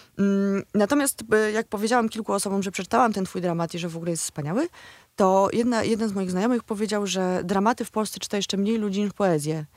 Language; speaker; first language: Polish; native; Polish